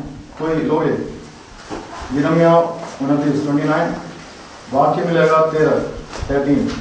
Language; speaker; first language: Hindi; non-native, local second language; Malayalam